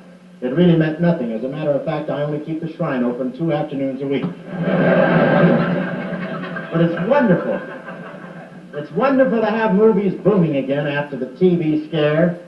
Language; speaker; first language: English; native; English